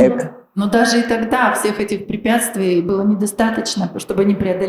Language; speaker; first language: Russian; native; Russian